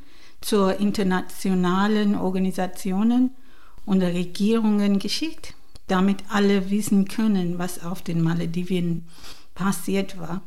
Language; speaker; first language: German; non-native, learner; Divehi